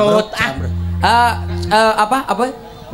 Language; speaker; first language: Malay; non-native, local second language; Javanese